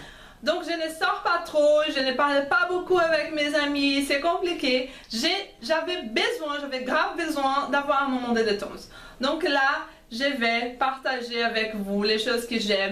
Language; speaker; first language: French; non-native, fluent; Portuguese